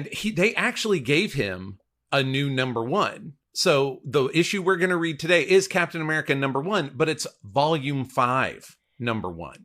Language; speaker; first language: English; native; English